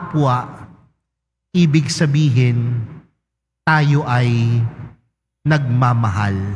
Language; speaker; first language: Filipino; native; Filipino